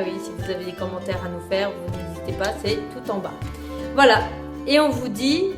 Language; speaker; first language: French; native; French